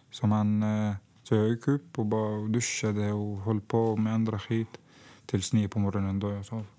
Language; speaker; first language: Swedish; non-native, fluent; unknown